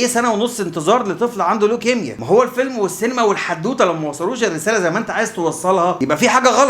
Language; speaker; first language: Arabic; native; Arabic